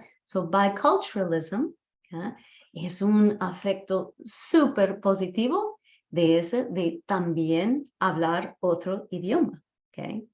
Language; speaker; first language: Spanish; non-native, fluent; English